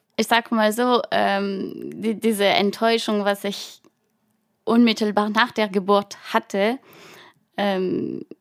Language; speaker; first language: German; non-native, fluent; French